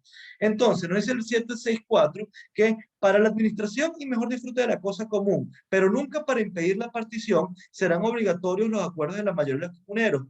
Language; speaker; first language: Spanish; native; Spanish